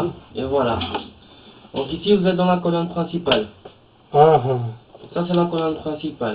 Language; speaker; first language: French; native; French